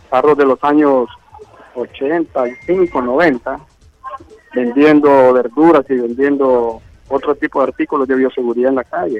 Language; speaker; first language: Spanish; native; Spanish